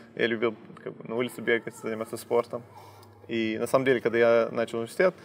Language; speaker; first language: Russian; early bilingual, heritage; Russian